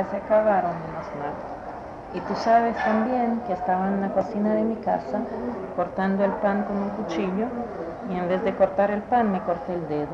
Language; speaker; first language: Spanish; native; Spanish